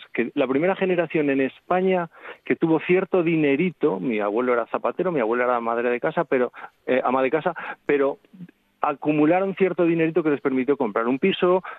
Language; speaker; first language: Spanish; native; Spanish